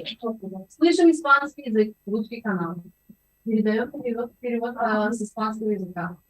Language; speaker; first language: Russian; non-native, local second language; Uzbek